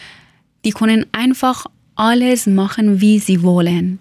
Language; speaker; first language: German; non-native, learner; Persian